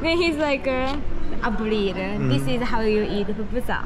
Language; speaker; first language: English; non-native, fluent; Japanese